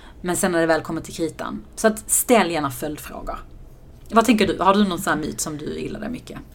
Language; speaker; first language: Swedish; native; Swedish